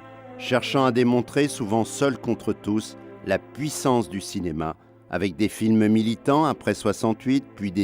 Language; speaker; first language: French; native; French